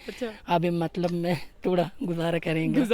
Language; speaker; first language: Hindi; non-native, learner; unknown